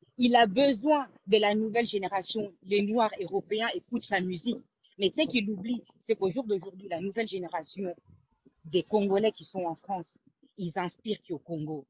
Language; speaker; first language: French; early bilingual, other home language; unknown